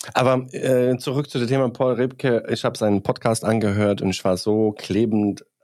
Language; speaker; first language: German; non-native, fluent; Bosnian